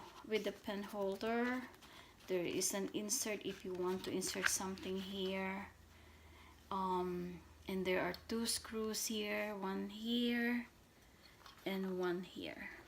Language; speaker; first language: English; non-native, fluent; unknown